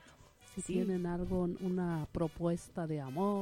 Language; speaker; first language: Spanish; native; Spanish